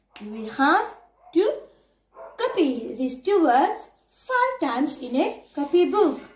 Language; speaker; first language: English; non-native, local second language; Morisyen